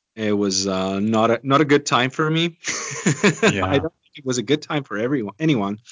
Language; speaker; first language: English; non-native, fluent; Estonian